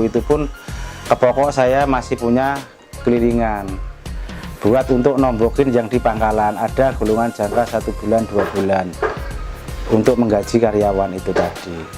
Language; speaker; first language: Indonesian; non-native, local second language; Javanese